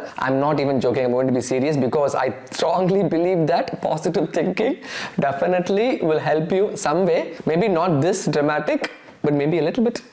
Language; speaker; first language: English; non-native, local second language; Tamil